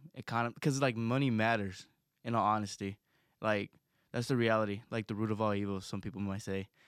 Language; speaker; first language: English; native; English